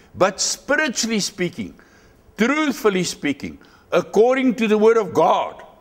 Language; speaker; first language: English; non-native, local second language; Afrikaans